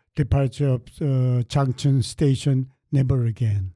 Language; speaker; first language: English; non-native, fluent; Korean